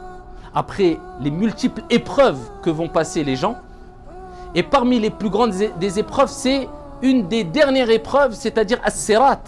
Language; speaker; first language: French; native; French